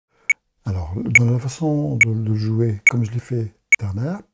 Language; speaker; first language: French; native; French